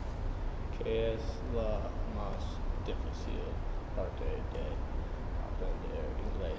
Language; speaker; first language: Spanish; non-native, learner; English